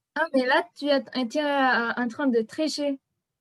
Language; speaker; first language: French; non-native, fluent; Spanish